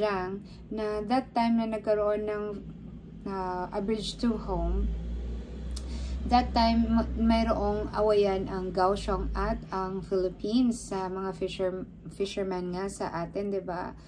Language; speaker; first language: Filipino; non-native, local second language; Cebuano